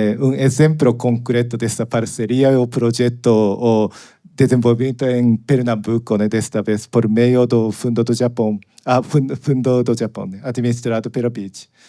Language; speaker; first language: Portuguese; non-native, learner; Japanese